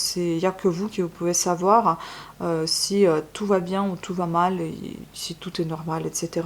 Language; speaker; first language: French; non-native, fluent; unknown